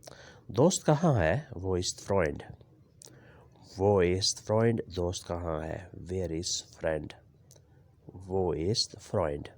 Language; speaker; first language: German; non-native, learner; Urdu